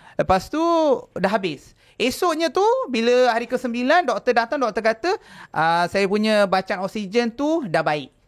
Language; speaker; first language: Malay; non-native, local second language; Tamil